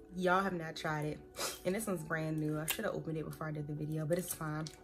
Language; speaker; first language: English; native; English